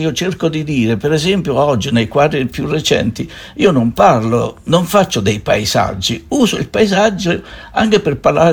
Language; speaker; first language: Italian; native; Italian